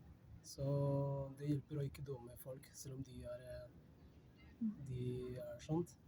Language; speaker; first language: Norwegian; non-native, fluent; Spanish